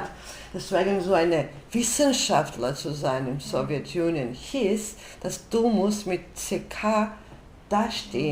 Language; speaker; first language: German; non-native, fluent; Georgian